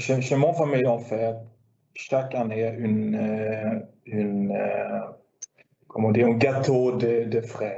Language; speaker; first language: French; non-native, learner; Swedish